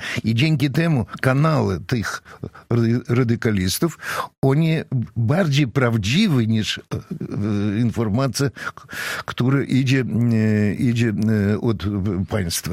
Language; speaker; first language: Polish; non-native, fluent; Russian